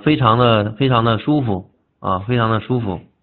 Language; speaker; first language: Chinese; native; Chinese